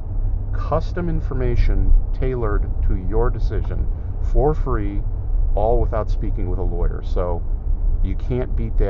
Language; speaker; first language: English; native; English